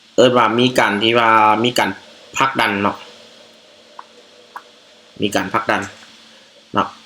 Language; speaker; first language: Thai; non-native, local second language; Northeastern Thai